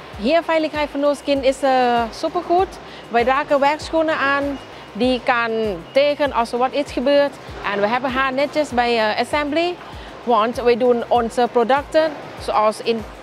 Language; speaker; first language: Dutch; non-native, learner; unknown